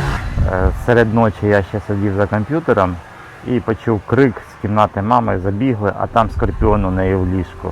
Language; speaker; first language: Ukrainian; native; Ukrainian